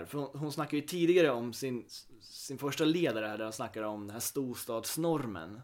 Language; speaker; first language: Swedish; native; Swedish